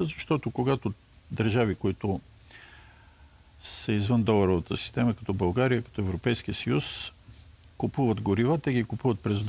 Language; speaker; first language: Bulgarian; native; Bulgarian